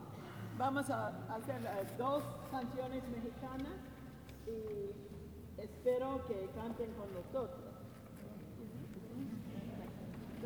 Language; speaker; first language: Spanish; non-native, learner; English